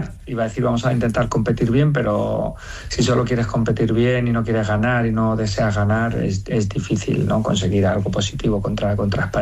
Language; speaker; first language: Spanish; native; Spanish